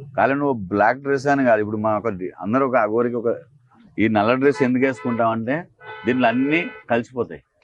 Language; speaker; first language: Telugu; native; Telugu